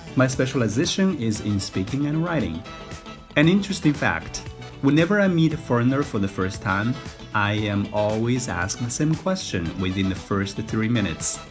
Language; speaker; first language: English; non-native, fluent; Chinese